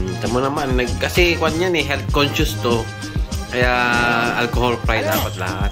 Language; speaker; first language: Filipino; native; Filipino